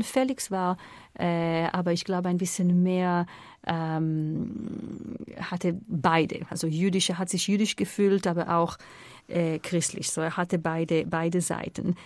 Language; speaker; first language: German; non-native, fluent; Hebrew